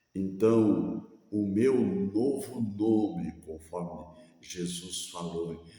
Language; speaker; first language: Portuguese; native; Portuguese